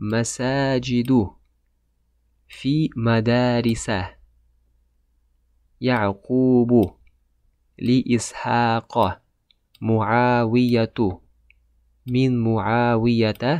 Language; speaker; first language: Arabic; non-native, fluent; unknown